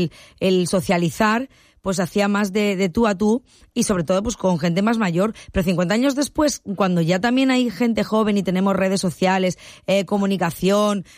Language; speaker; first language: Spanish; native; Spanish